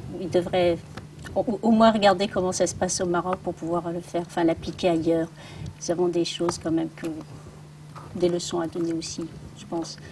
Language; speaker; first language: French; early bilingual, other home language; Arabic